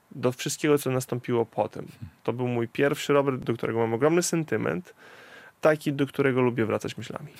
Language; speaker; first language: Polish; native; Polish